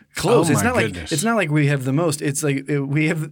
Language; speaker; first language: English; native; English